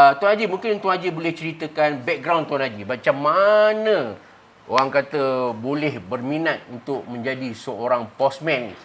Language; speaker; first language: Malay; native; Malay